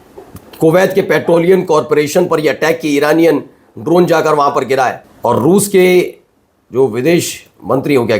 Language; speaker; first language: Hindi; native; Hindi